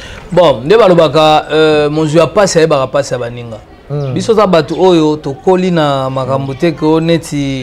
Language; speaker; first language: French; non-native, local second language; Lingala